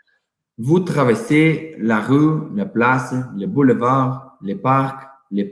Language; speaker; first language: French; non-native, learner; Portuguese